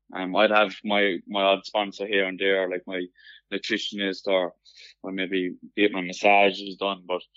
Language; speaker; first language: English; native; English